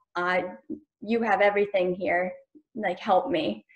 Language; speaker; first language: English; native; English